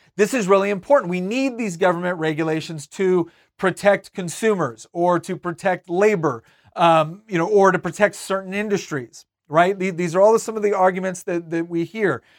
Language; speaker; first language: English; native; English